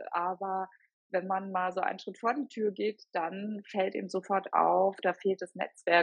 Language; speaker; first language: German; native; German